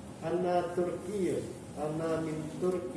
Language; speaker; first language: Arabic; non-native, learner; Indonesian